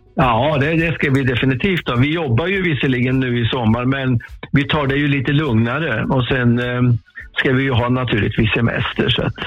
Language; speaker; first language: Swedish; native; Swedish